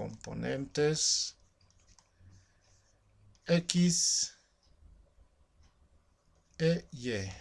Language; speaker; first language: Spanish; native; Spanish